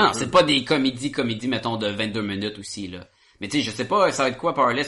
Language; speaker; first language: French; native; French